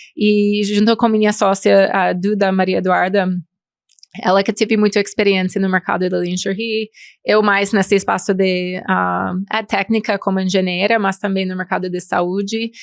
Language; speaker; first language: Portuguese; non-native, fluent; English